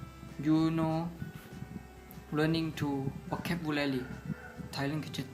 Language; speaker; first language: English; non-native, learner; Thai